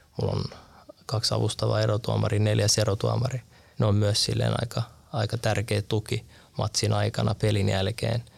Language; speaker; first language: Finnish; early bilingual, other home language; Arabic